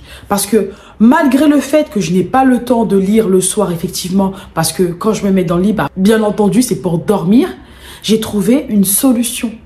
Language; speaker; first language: French; native; French